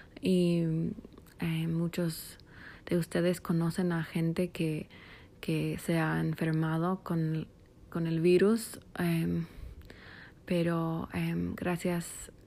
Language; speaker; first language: Spanish; non-native, fluent; English